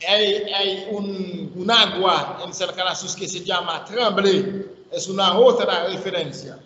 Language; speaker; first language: Spanish; non-native, learner; Haitian Creole